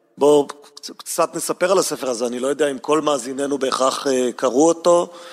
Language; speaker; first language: Hebrew; native; Hebrew